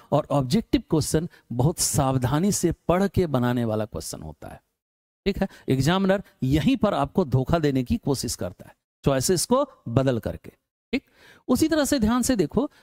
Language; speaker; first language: Hindi; native; Hindi